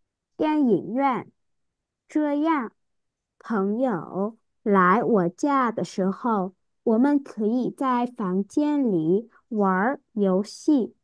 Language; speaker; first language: Chinese; non-native, learner; Vietnamese